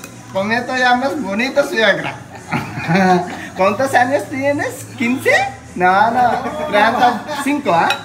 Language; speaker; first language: Spanish; non-native, learner; Telugu